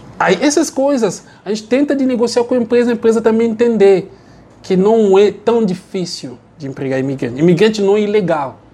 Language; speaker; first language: Portuguese; non-native, fluent; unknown